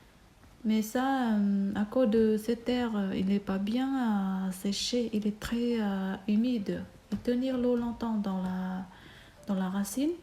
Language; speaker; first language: French; non-native, learner; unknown